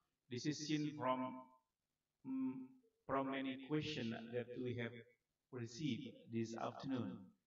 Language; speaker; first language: English; non-native, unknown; Indonesian